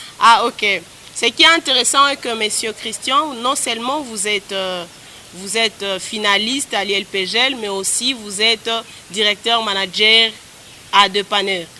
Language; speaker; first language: French; non-native, local second language; Swahili